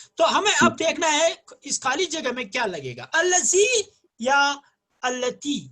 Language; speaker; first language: Urdu; non-native, local second language; Kashmiri